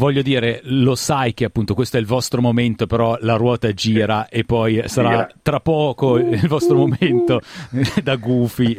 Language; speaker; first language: Italian; native; Italian